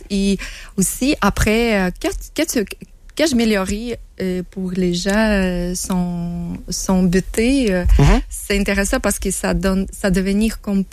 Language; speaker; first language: French; non-native, learner; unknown